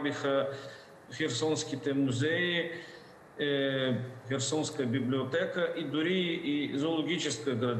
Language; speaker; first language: Bulgarian; non-native, fluent; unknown